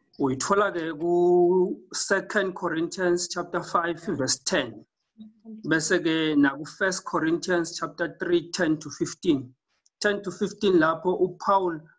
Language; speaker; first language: Zulu; non-native, local second language; Swati